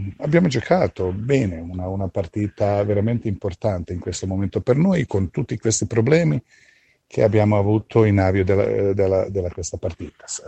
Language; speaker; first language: Italian; non-native, fluent; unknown